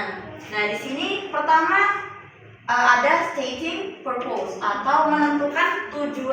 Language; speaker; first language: Indonesian; native; Indonesian